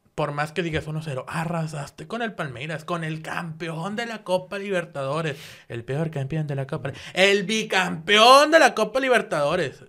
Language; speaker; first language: Spanish; native; Spanish